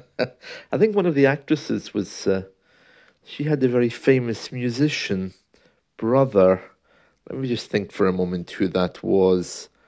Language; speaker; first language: English; native; English